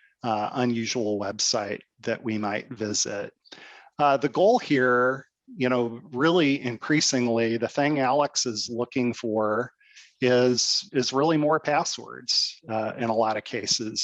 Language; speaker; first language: English; native; English